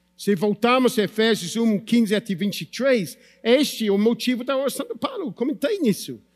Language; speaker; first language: Portuguese; non-native, fluent; English